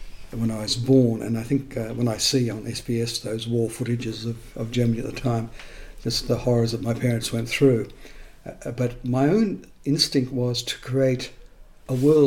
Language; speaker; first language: English; non-native, local second language; Estonian